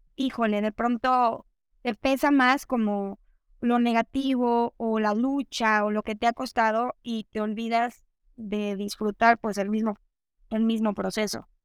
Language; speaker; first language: Spanish; native; Spanish